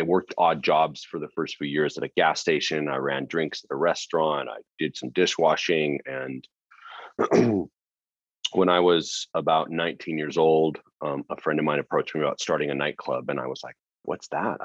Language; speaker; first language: English; native; English